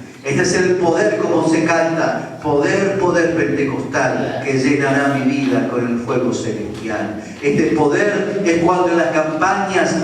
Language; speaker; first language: Spanish; native; Spanish